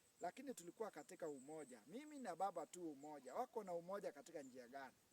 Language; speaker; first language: Swahili; non-native, local second language; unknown